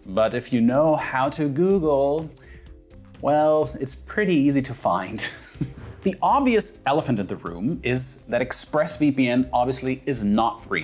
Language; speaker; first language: English; non-native, fluent; German